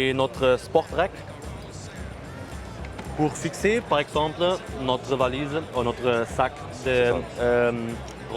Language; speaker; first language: French; non-native, learner; German